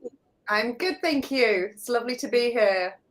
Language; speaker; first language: English; native; English